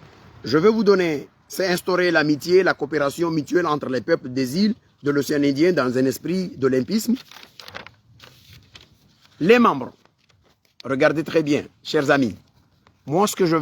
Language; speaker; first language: French; non-native, local second language; Comorian